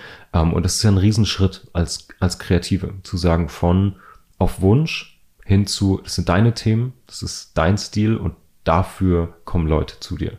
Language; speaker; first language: German; native; German